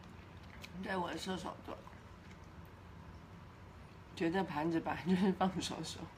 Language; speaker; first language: Chinese; native; Chinese